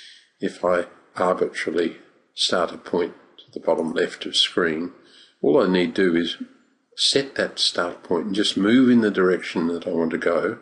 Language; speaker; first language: English; native; English